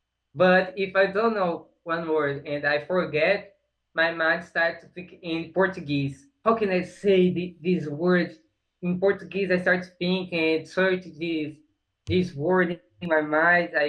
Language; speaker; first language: English; non-native, learner; Portuguese